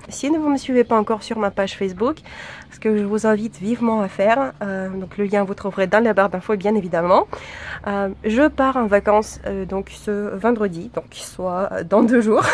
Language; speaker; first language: French; non-native, fluent; Russian